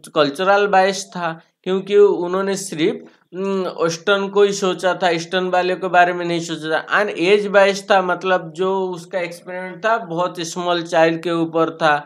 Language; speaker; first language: Hindi; non-native, local second language; Bangla